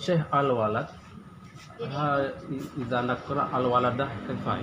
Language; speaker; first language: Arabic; non-native, learner; Indonesian